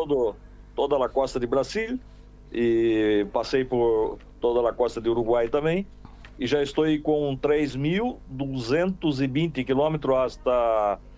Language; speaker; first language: Spanish; non-native, learner; Portuguese